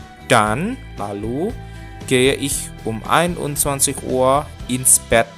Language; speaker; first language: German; non-native, fluent; Indonesian